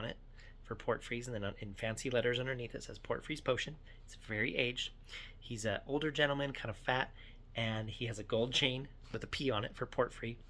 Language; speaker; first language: English; native; English